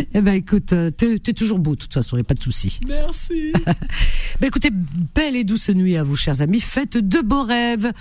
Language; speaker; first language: French; native; French